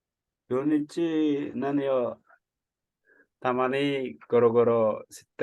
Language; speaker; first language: Japanese; non-native, learner; Indonesian